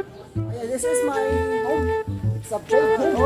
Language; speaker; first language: English; non-native, learner; Filipino